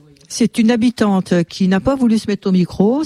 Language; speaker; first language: French; native; French